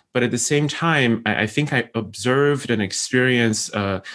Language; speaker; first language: English; non-native, fluent; Chinese